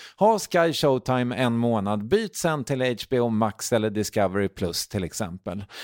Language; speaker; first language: Swedish; native; Swedish